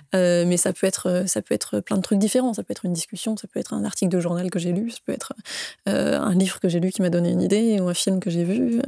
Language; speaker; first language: French; native; French